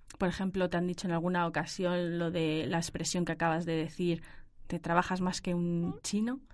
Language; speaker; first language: Spanish; native; Spanish